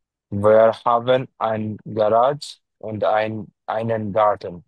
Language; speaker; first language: German; non-native, learner; Bangla